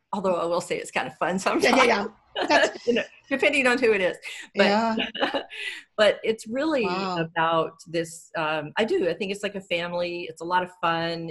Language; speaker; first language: English; native; English